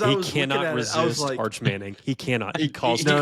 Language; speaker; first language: English; native; English